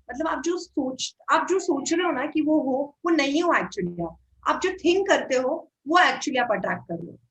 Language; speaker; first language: Hindi; non-native, local second language; Marathi